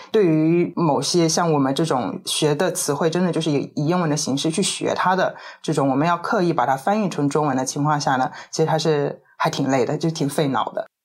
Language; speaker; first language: Chinese; native; Chinese